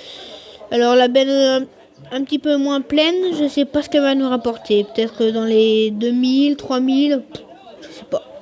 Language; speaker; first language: French; native; French